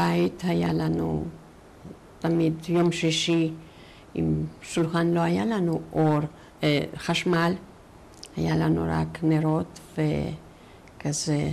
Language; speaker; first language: Hebrew; non-native, fluent; Yiddish